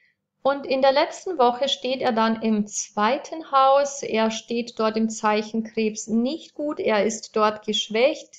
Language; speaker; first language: German; native; German